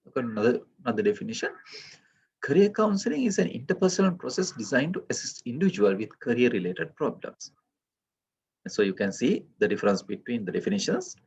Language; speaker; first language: English; non-native, local second language; Sinhala